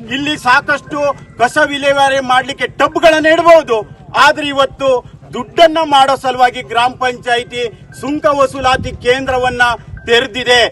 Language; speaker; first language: Kannada; native; Kannada